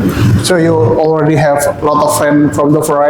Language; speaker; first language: English; non-native, local second language; Indonesian